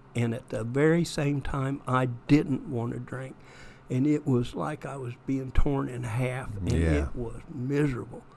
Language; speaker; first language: English; native; English